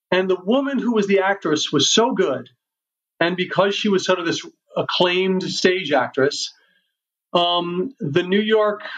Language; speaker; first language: English; native; English